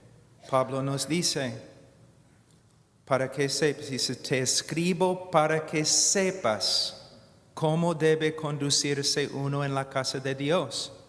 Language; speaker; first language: Spanish; non-native, fluent; English